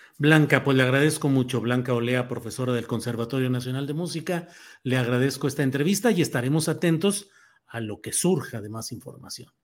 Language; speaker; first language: Spanish; native; Spanish